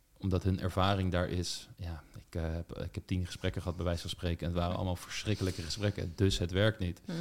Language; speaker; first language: Dutch; native; Dutch